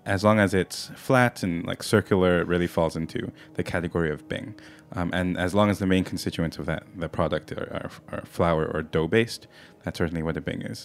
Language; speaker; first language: English; non-native, local second language; Cantonese